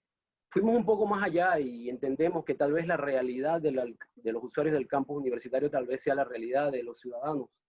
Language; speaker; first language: Spanish; native; Spanish